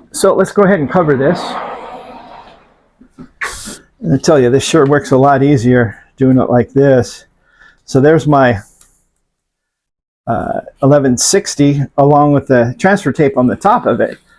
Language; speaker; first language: English; native; English